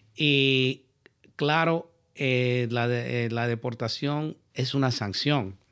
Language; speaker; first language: Spanish; early bilingual, heritage; Spanish